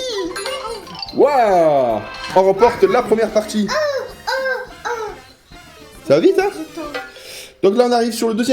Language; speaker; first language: French; native; French